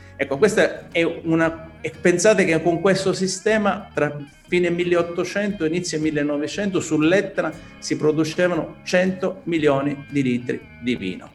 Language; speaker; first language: Italian; native; Italian